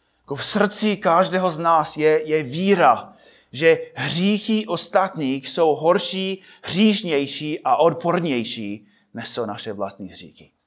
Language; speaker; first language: Czech; non-native, fluent; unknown